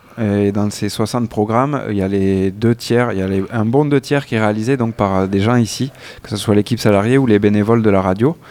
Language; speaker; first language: French; native; French